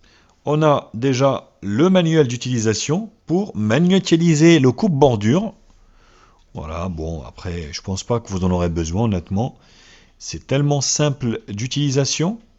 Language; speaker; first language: French; native; French